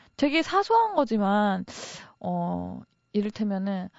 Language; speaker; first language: Korean; native; Korean